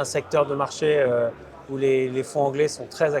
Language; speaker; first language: French; native; French